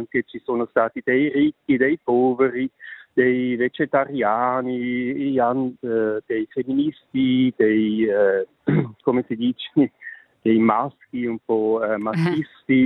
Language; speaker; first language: Italian; non-native, local second language; Swiss German